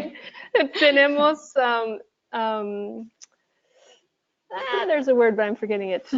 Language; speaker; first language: Spanish; early bilingual, heritage; Spanish